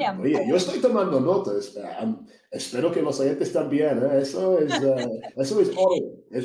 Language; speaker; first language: Spanish; non-native, fluent; English